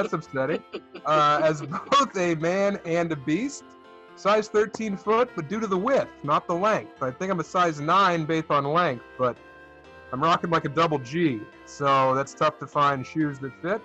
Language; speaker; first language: English; native; English